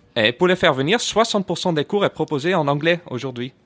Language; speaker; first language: French; non-native, fluent; Dutch